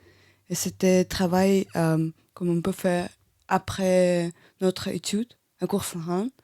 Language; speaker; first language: French; non-native, learner; Russian